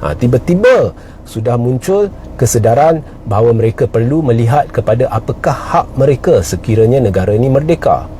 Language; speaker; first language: Malay; native; Malay